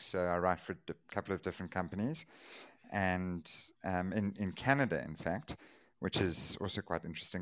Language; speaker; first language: English; native; English